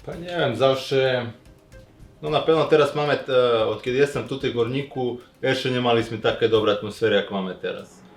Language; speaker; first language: Polish; non-native, learner; Serbian